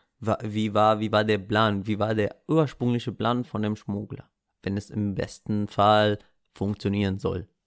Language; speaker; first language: German; native; German